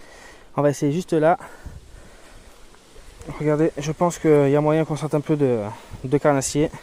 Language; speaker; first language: French; native; French